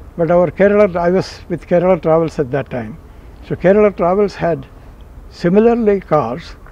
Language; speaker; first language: English; non-native, local second language; Malayalam